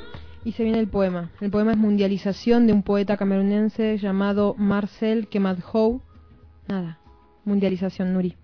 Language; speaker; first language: Spanish; native; Spanish